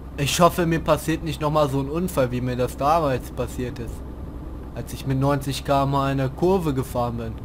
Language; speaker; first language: German; native; German